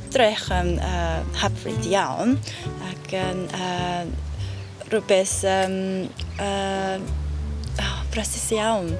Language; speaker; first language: Welsh; non-native, learner; Japanese